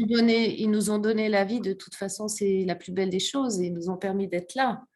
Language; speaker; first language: French; native; French